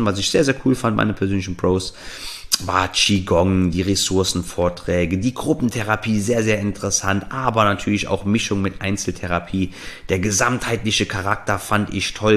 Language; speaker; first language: German; native; German